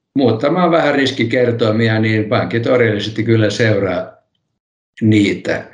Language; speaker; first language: Finnish; non-native, local second language; Swedish